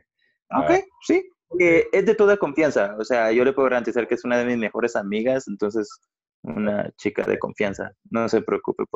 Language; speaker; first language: Spanish; native; Spanish